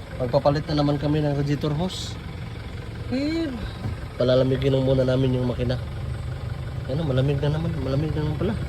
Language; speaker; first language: Filipino; non-native, local second language; Cebuano